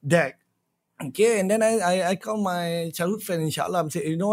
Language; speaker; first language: English; non-native, local second language; Malay